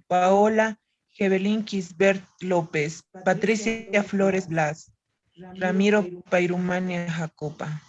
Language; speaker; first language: Spanish; native; Spanish